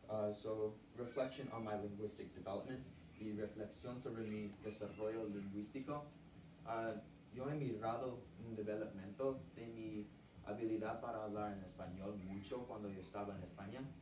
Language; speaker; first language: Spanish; non-native, learner; English